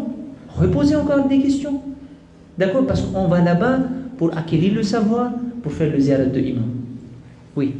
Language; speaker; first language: French; non-native, local second language; Gujarati